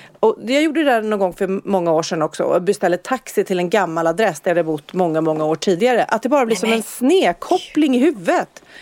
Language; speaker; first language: Swedish; native; Swedish